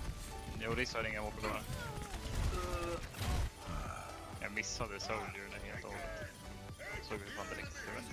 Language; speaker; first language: Swedish; native; Swedish